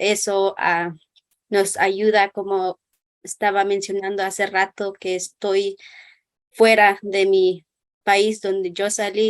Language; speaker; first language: Spanish; non-native, local second language; Kʼicheʼ